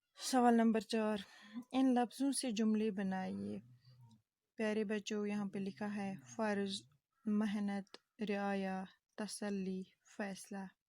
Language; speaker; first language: Urdu; non-native, local second language; Kashmiri